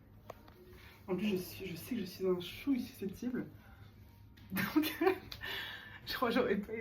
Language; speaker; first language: French; native; French